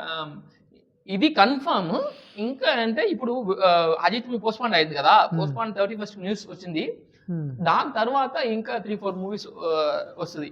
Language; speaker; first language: Telugu; non-native, learner; Tamil